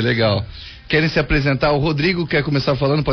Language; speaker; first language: Portuguese; native; Portuguese